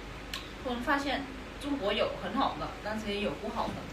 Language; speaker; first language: Chinese; native; Chinese